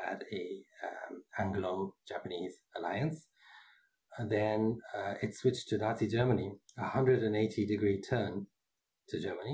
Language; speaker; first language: English; native; English